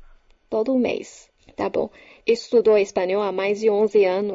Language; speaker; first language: Portuguese; non-native, fluent; Chinese